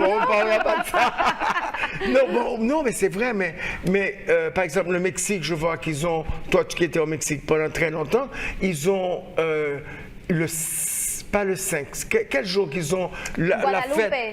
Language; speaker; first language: French; non-native, local second language; Haitian Creole